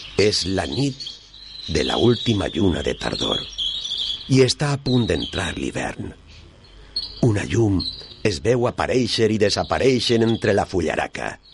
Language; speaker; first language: Catalan; non-native, local second language; Spanish